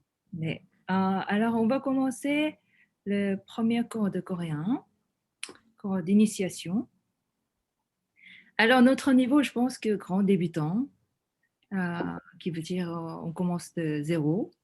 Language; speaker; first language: French; non-native, fluent; Korean